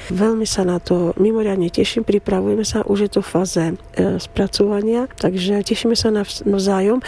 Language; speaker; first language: Slovak; non-native, fluent; Armenian